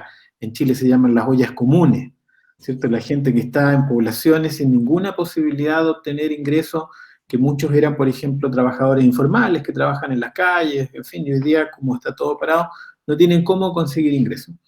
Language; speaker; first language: Spanish; native; Spanish